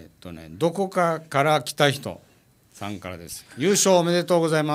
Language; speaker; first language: Japanese; native; Japanese